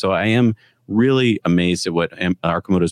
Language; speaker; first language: English; native; English